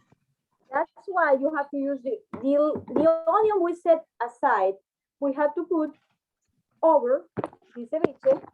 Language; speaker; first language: English; non-native, fluent; Spanish